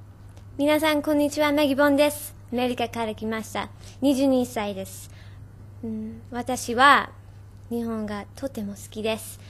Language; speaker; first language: Japanese; non-native, learner; English